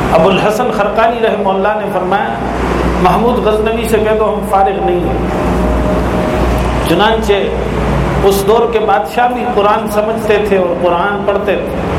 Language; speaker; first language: Urdu; native; Urdu